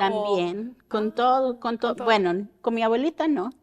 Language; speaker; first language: Spanish; early bilingual, heritage; Spanish